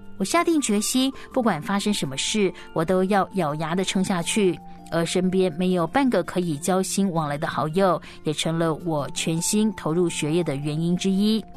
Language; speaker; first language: Chinese; native; Chinese